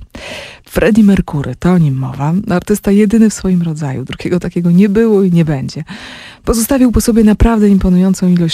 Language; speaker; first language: Polish; native; Polish